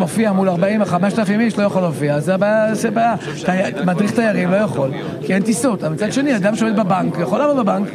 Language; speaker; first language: Hebrew; native; Hebrew